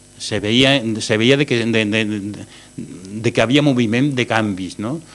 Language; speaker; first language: Catalan; non-native, local second language; Spanish